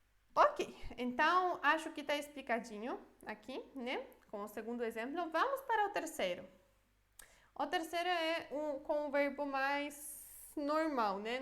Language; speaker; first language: Portuguese; non-native, fluent; Polish